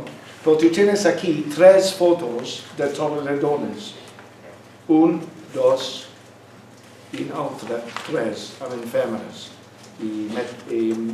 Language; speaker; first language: Spanish; non-native, learner; English